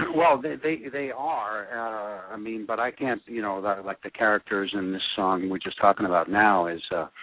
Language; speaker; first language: English; early bilingual, other home language; French